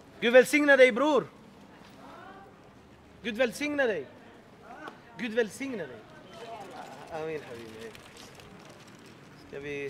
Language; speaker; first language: Swedish; non-native, fluent; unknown